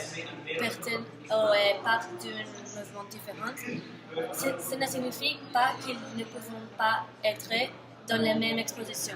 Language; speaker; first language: French; non-native, learner; Spanish